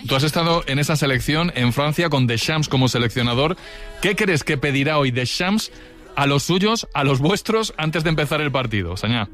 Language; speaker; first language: Spanish; native; Spanish